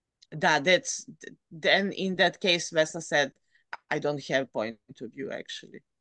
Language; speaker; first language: English; non-native, fluent; Serbian